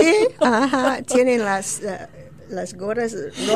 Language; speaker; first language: Spanish; non-native, fluent; English